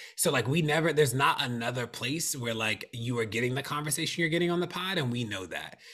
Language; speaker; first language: English; native; English